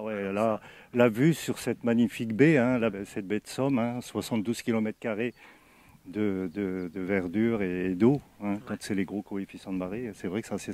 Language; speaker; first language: French; native; French